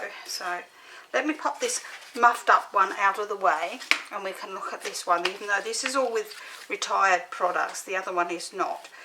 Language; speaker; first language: English; native; English